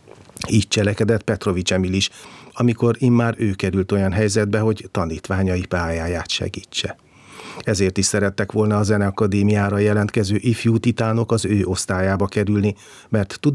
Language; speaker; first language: Hungarian; native; Hungarian